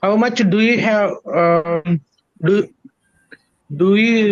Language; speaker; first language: English; non-native, learner; Telugu